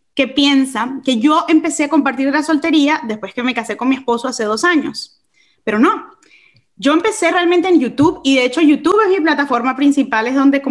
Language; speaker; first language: Spanish; native; Spanish